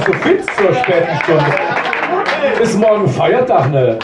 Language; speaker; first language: German; native; German